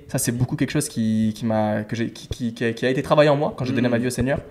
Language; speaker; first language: French; native; French